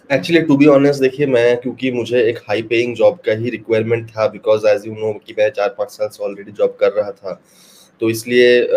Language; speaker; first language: Hindi; non-native, local second language; Bangla